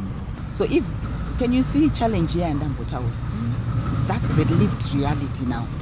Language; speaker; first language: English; non-native, local second language; Shona